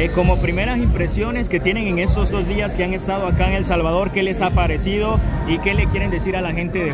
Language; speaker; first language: Spanish; native; Spanish